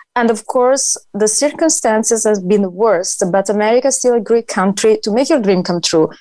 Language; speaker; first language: English; non-native, fluent; Italian